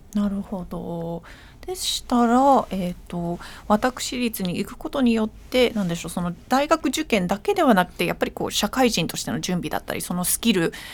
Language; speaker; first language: Japanese; early bilingual, heritage; English